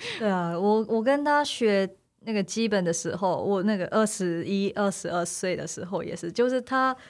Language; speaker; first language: Chinese; non-native, fluent; Japanese